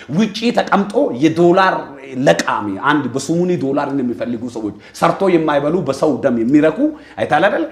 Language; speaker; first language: Amharic; non-native, local second language; Oromo